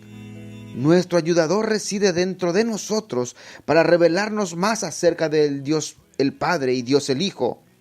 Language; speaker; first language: Spanish; native; Spanish